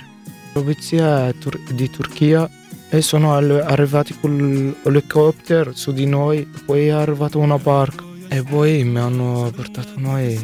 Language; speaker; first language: Italian; non-native, learner; Arabic